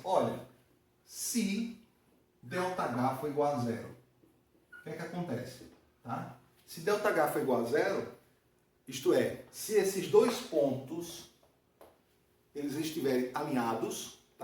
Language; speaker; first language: Portuguese; native; Portuguese